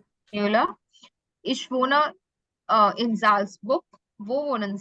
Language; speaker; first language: German; non-native, learner; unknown